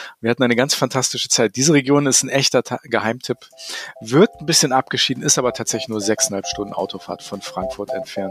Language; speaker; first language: German; native; German